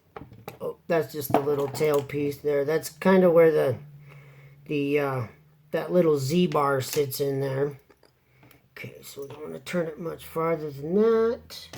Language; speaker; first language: English; native; English